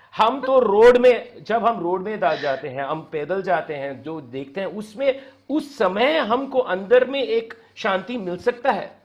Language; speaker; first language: Hindi; non-native, local second language; Tamil